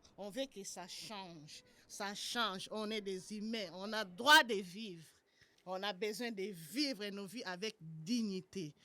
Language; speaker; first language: French; non-native, local second language; Lingala